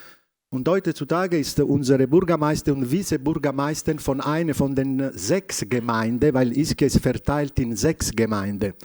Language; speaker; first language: German; non-native, fluent; Italian